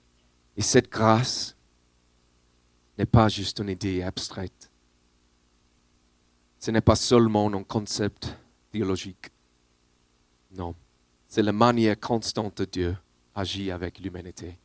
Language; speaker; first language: French; non-native, learner; English